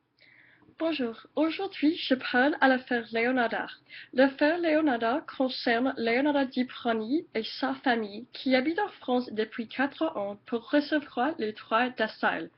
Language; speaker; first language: French; non-native, learner; English